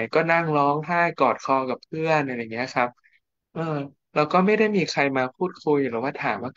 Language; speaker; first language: Thai; native; Thai